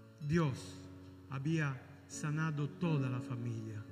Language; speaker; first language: Portuguese; non-native, learner; Italian